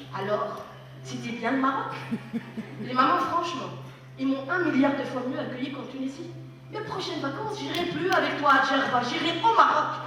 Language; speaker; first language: French; early bilingual, other home language; Arabic